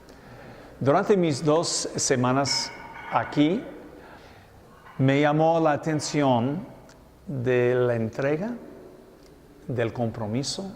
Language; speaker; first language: Spanish; non-native, fluent; English